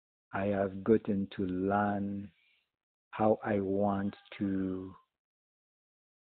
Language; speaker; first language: English; non-native, local second language; Ganda